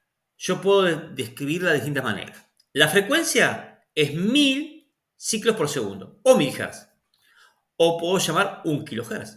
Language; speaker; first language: Spanish; native; Spanish